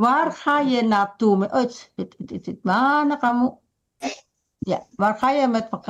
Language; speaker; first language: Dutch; non-native, fluent; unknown